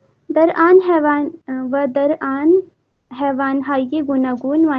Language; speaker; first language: Persian; non-native, learner; Urdu